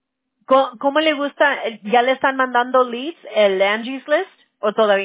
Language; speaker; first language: Spanish; early bilingual, heritage; Spanish